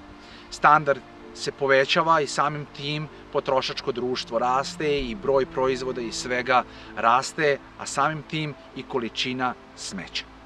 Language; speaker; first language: Serbian; native; Serbian